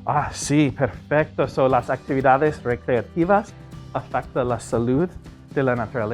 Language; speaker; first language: Spanish; non-native, fluent; English